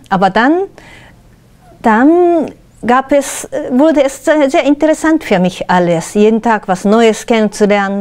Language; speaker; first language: German; non-native, fluent; Japanese